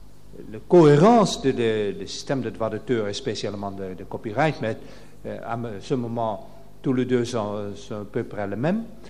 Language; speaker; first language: French; non-native, fluent; Dutch